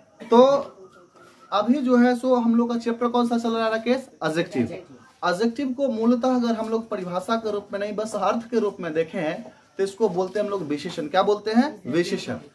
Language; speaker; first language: Hindi; native; Hindi